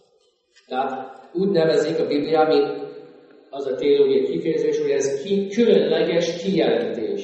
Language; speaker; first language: Hungarian; non-native, fluent; English